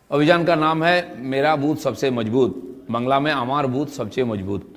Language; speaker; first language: Hindi; non-native, local second language; Bangla